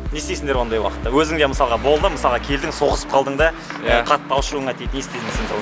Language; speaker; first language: Kazakh; native; Kazakh